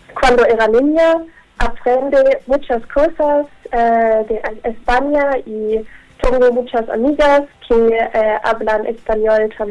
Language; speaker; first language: Spanish; non-native, learner; German